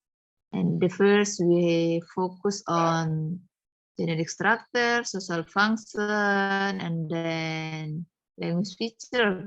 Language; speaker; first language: English; non-native, fluent; Indonesian